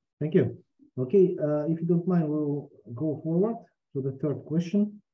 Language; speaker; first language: English; non-native, fluent; Russian